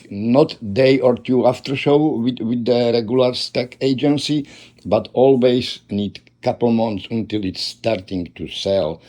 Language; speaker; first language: English; non-native, learner; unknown